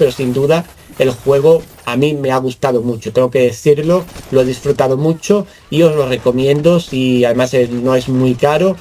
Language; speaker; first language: Spanish; native; Spanish